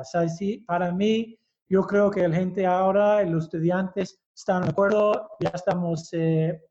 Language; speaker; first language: Spanish; early bilingual, heritage; Basque